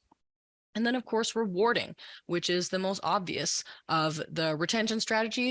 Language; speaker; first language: English; native; English